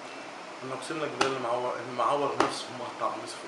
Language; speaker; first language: Arabic; native; Arabic